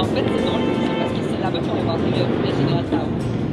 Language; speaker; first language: French; native; French